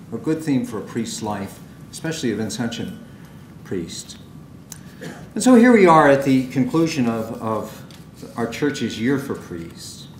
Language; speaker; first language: English; native; English